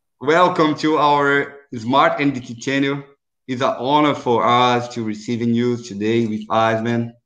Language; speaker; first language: English; non-native, learner; Portuguese